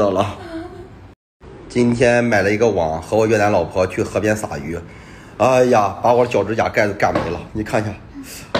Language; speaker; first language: Chinese; native; Chinese